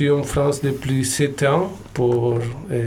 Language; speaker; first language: French; non-native, learner; Spanish